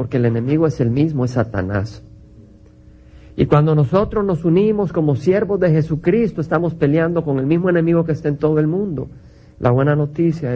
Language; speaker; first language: Spanish; native; Spanish